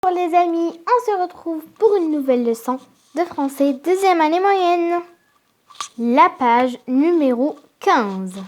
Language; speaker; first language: French; non-native, local second language; Arabic